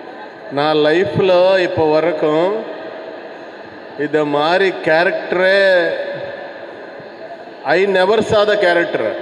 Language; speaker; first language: Tamil; non-native, learner; Telugu